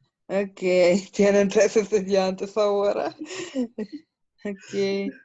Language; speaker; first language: Spanish; non-native, learner; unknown